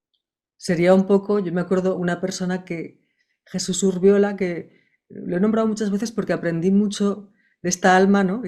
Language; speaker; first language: Spanish; native; Spanish